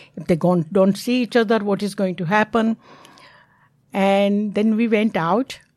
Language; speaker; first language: English; non-native, local second language; Gujarati